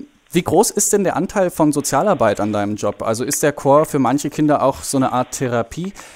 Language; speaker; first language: German; native; German